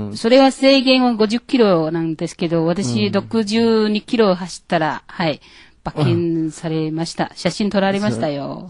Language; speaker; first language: Japanese; non-native, fluent; Chinese